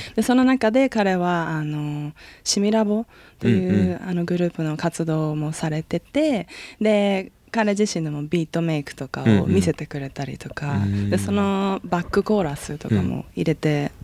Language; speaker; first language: Japanese; native; Japanese